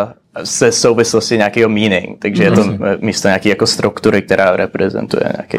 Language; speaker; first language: Czech; early bilingual, heritage; Czech